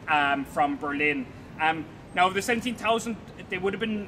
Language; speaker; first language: English; native; English